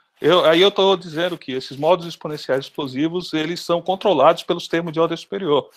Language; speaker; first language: Portuguese; native; Portuguese